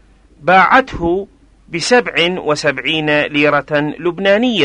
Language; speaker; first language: Arabic; non-native, fluent; Persian